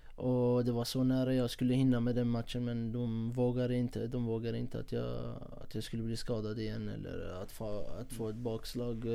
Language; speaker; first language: Swedish; non-native, fluent; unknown